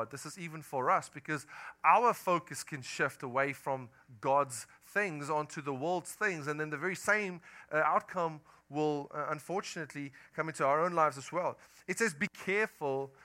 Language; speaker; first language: English; non-native, local second language; Afrikaans